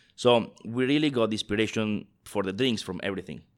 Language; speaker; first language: English; non-native, fluent; Italian